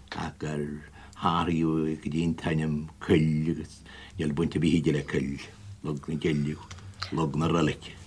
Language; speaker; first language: Irish; native; Irish